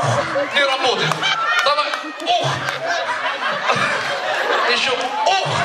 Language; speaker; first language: Russian; non-native, learner; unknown